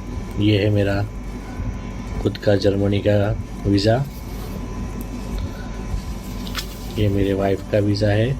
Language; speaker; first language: Hindi; non-native, local second language; Gujarati